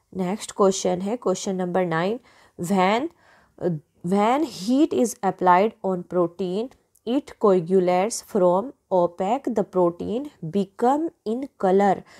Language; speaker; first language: Hindi; native; Hindi